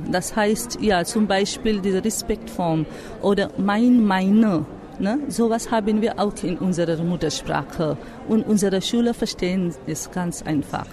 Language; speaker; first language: German; non-native, fluent; Marathi